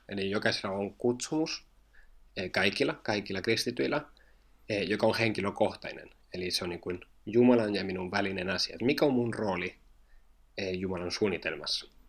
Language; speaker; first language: Finnish; non-native, fluent; Spanish